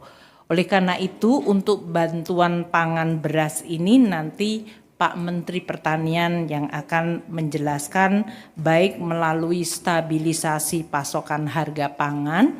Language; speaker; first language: Indonesian; native; Indonesian